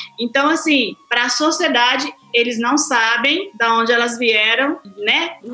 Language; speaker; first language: Portuguese; native; Portuguese